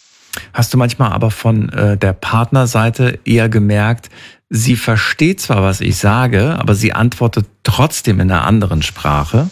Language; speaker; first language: German; native; German